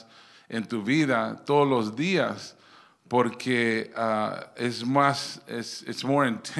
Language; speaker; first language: Spanish; early bilingual, heritage; Spanish